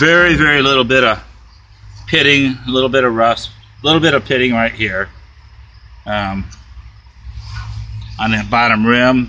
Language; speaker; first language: English; native; English